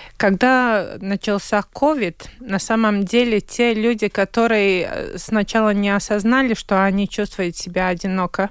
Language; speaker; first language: Russian; non-native, local second language; Latvian